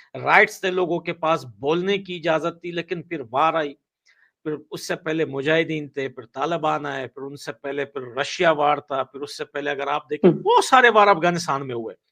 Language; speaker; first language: Hindi; non-native, fluent; Pashto